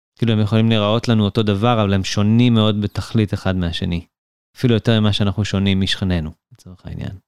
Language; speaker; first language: Hebrew; native; Hebrew